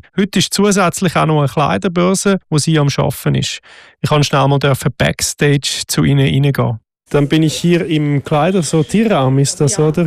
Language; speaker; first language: German; native; German